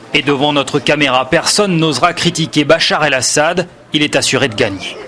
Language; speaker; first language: French; native; French